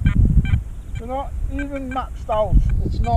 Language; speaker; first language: English; native; English